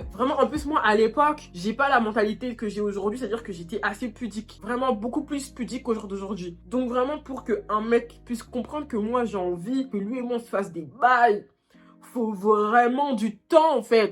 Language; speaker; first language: French; native; French